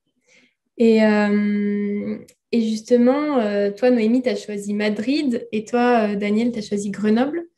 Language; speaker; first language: French; native; French